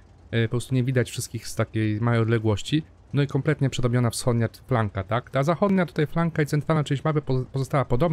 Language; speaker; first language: Polish; native; Polish